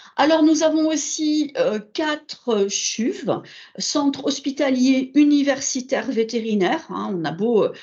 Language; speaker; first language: French; native; French